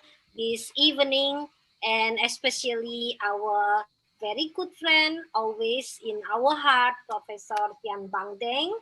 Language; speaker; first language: English; non-native, fluent; Indonesian